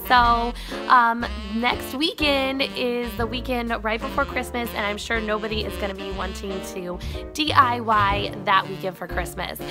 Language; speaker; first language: English; native; English